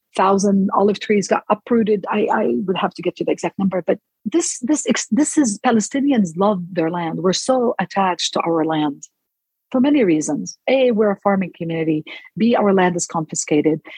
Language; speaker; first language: English; non-native, fluent; Arabic